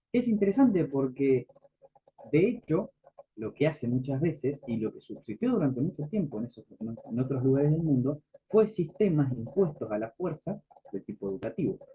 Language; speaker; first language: Spanish; native; Spanish